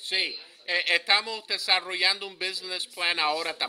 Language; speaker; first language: Spanish; early bilingual, heritage; Spanish